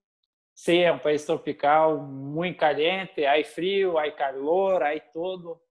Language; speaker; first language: Spanish; non-native, learner; Portuguese